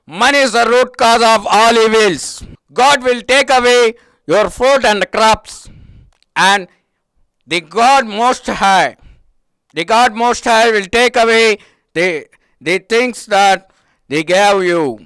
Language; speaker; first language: English; non-native, local second language; Telugu